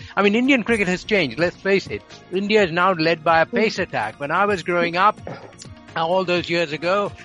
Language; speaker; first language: English; non-native, local second language; Bangla